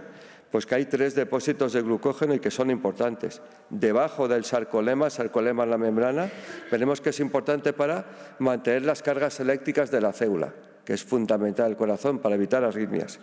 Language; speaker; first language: Spanish; native; Spanish